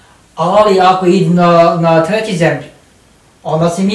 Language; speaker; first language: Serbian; non-native, learner; Norwegian